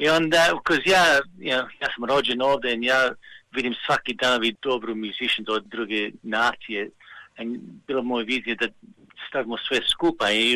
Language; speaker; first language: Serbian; early bilingual, heritage; Serbian